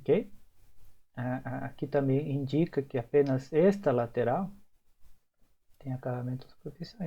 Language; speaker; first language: Portuguese; native; Portuguese